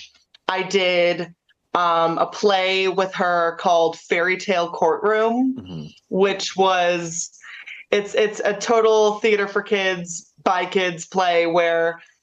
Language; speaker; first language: English; native; English